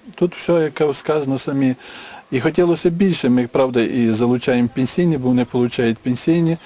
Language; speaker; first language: Ukrainian; native; Ukrainian